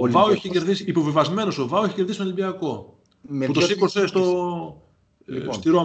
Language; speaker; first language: Greek; native; Greek